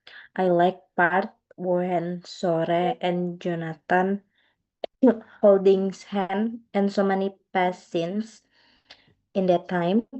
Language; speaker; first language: English; non-native, learner; Indonesian